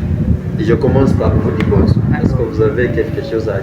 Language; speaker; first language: French; non-native, fluent; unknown